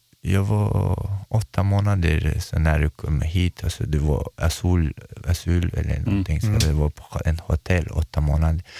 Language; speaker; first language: Swedish; non-native, fluent; Chechen